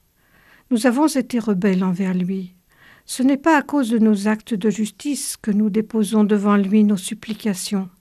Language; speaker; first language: French; native; French